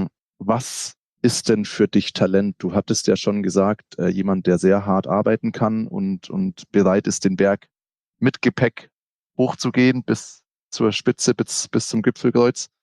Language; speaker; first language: German; native; German